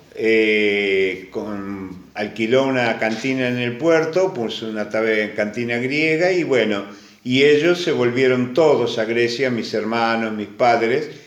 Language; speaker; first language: Spanish; early bilingual, other home language; Greek